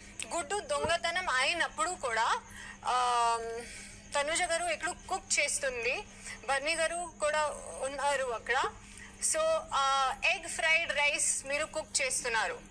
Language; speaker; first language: Telugu; non-native, learner; Hindi